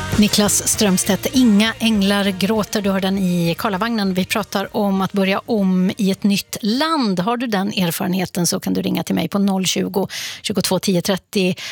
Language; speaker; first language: Swedish; early bilingual, other home language; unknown